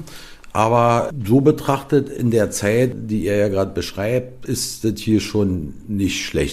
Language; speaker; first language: German; native; German